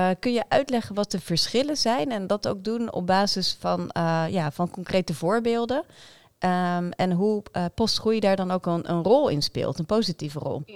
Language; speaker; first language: Dutch; native; Dutch